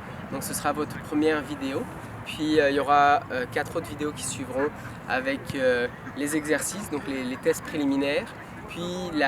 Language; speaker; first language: French; native; French